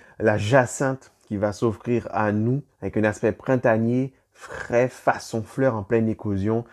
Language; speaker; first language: French; native; French